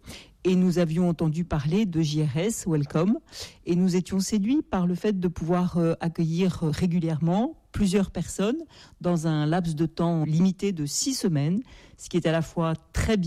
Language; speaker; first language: French; native; French